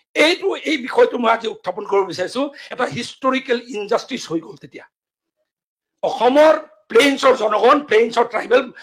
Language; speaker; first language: Assamese; non-native, local second language; Mising